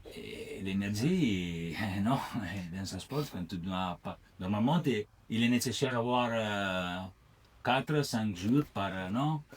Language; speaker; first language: French; non-native, learner; Italian